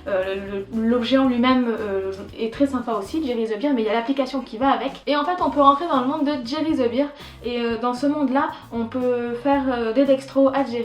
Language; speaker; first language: French; native; French